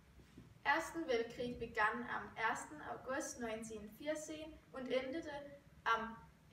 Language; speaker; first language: German; non-native, learner; Danish